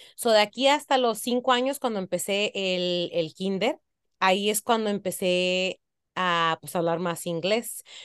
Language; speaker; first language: Spanish; early bilingual, heritage; Spanish